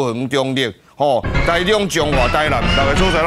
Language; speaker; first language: Chinese; native; Chinese